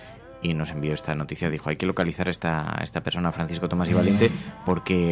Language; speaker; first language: Spanish; native; Spanish